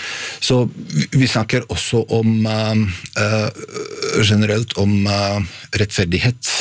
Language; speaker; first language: Norwegian; non-native, fluent; Bosnian